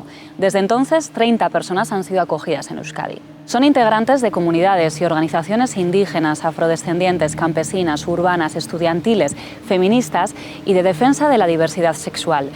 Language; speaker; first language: Spanish; native; Spanish